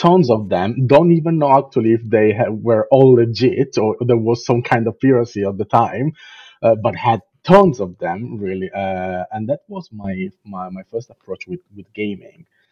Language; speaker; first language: English; non-native, fluent; Italian